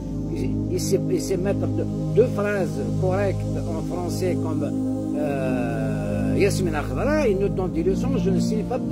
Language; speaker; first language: French; non-native, local second language; Kabyle